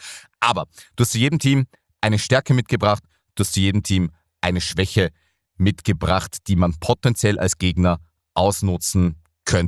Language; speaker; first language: German; native; German